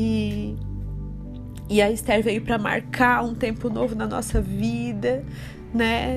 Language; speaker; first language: Portuguese; native; Portuguese